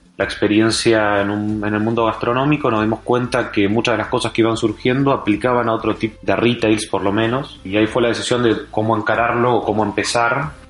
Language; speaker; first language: Spanish; native; Spanish